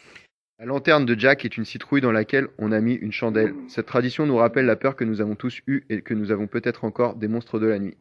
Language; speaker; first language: French; native; French